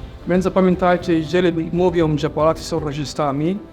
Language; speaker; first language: Polish; non-native, fluent; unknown